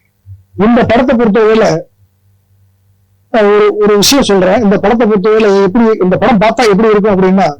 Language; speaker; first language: Tamil; native; Tamil